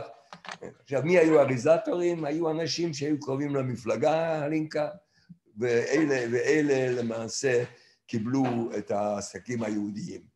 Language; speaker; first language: Hebrew; non-native, fluent; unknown